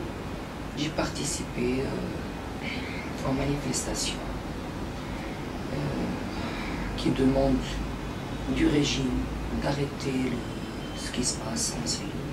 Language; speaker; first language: French; non-native, fluent; Arabic